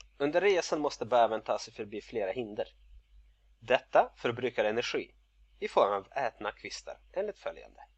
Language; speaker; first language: Swedish; non-native, fluent; Russian